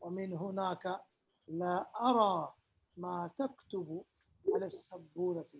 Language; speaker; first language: Arabic; non-native, fluent; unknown